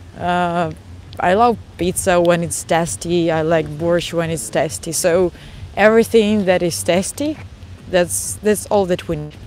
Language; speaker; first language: English; non-native, fluent; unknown